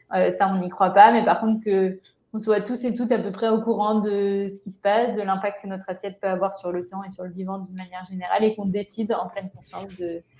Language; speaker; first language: French; native; French